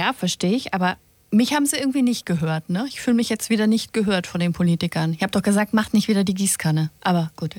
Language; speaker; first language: German; native; German